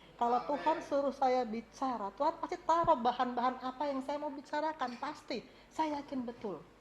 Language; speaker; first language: Indonesian; native; Indonesian